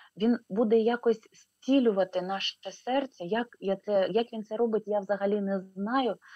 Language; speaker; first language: Ukrainian; non-native, local second language; Russian